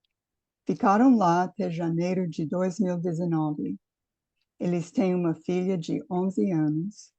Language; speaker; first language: Portuguese; non-native, fluent; English